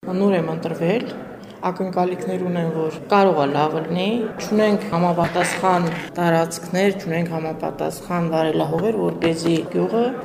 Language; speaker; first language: Armenian; native; Armenian